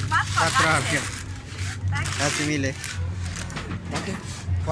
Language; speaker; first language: Italian; non-native, learner; Filipino